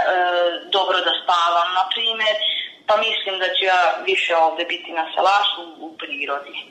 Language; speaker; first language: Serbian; non-native, local second language; Hungarian